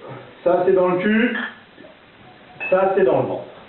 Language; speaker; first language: French; native; French